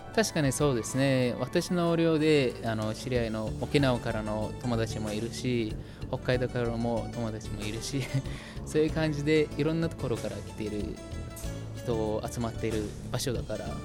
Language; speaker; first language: Japanese; non-native, fluent; Mongolian